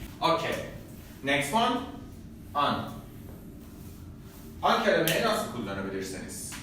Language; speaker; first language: Turkish; non-native, fluent; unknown